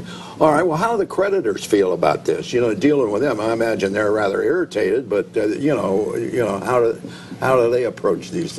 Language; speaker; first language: English; native; English